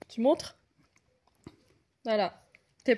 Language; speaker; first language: French; native; French